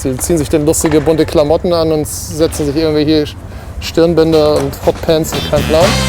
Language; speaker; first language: German; native; German